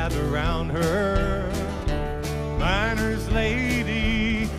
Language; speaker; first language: English; native; English